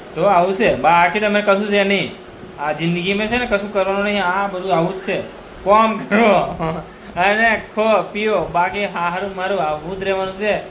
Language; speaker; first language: Gujarati; non-native, local second language; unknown